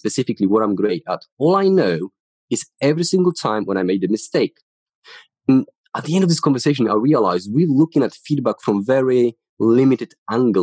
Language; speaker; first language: English; non-native, fluent; Polish